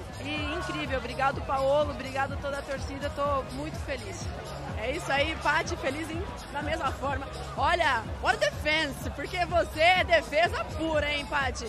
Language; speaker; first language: Portuguese; native; Portuguese